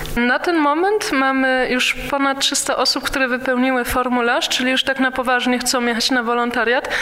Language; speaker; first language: Polish; early bilingual, heritage; Polish